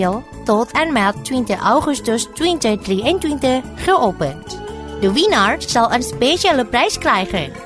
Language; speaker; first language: Dutch; non-native, learner; Indonesian